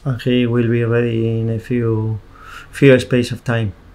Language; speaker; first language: English; non-native, fluent; Spanish